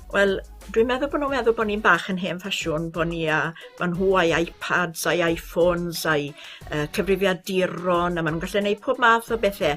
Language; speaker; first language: Welsh; native; Welsh